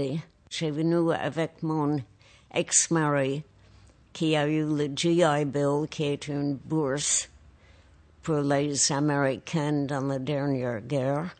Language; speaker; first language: French; non-native, fluent; English